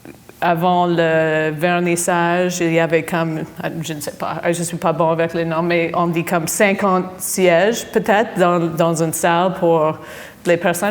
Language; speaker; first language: French; non-native, fluent; English